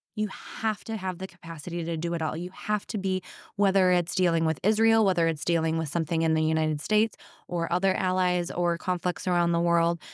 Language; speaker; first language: English; native; English